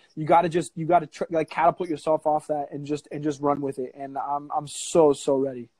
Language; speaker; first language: English; native; English